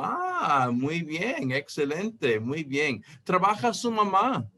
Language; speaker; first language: Spanish; non-native, fluent; English